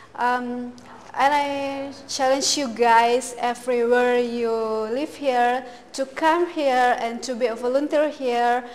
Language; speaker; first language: English; non-native, learner; Indonesian